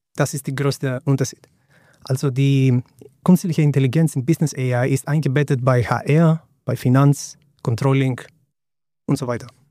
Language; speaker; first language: German; non-native, fluent; Greek